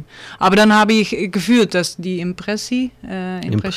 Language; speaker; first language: German; non-native, learner; Dutch